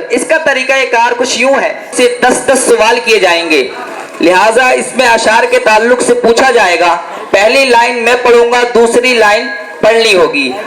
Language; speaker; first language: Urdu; native; Urdu